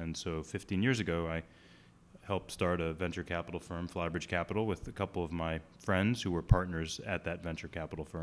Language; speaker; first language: English; native; English